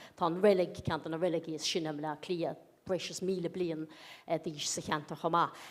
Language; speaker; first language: Irish; native; Irish